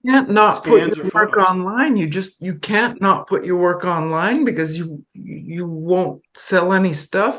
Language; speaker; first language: English; non-native, fluent; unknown